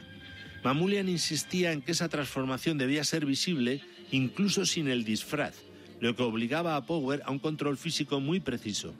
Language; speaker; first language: Spanish; native; Spanish